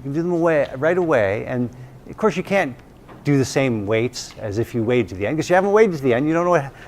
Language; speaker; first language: English; native; English